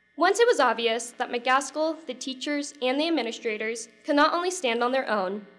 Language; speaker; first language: English; native; English